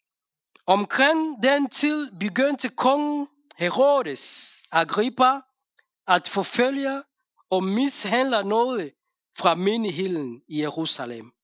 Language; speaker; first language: Danish; non-native, fluent; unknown